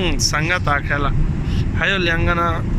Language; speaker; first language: Chinese; non-native, fluent; Punjabi